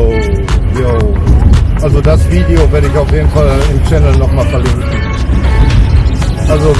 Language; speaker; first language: German; native; German